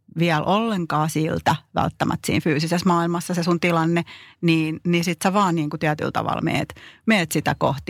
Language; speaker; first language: Finnish; native; Finnish